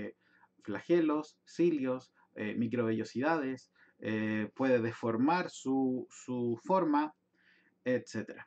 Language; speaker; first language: Spanish; native; Spanish